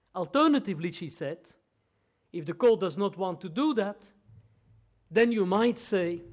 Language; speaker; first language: English; non-native, fluent; Dutch